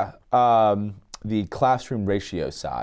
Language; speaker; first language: English; native; English